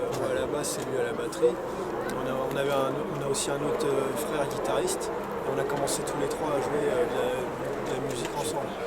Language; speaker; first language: French; native; French